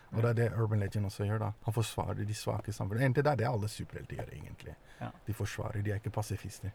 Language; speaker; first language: Norwegian; early bilingual, other home language; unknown